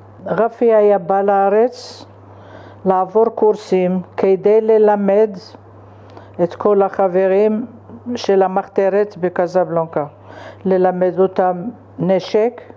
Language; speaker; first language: Hebrew; non-native, fluent; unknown